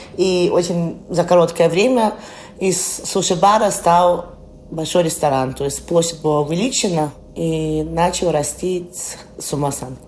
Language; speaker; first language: Russian; early bilingual, heritage; Russian